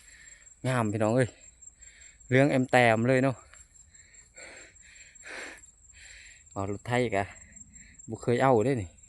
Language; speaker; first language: Thai; non-native, local second language; Northeastern Thai